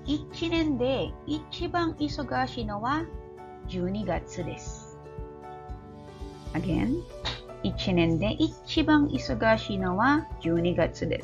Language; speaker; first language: Japanese; non-native, fluent; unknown